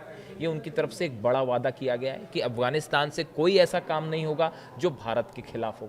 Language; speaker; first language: Hindi; native; Hindi